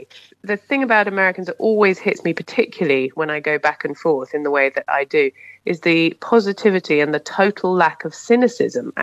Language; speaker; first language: English; native; English